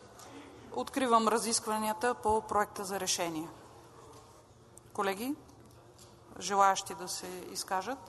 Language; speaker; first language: Bulgarian; native; Bulgarian